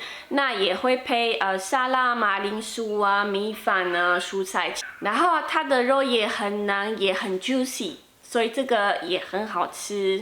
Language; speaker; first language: Chinese; non-native, fluent; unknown